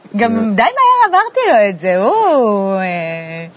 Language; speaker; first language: Hebrew; native; Hebrew